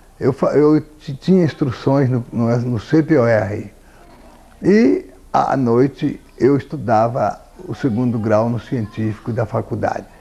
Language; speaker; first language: Portuguese; native; Portuguese